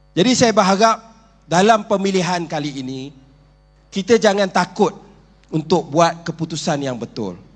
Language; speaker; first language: Malay; native; Malay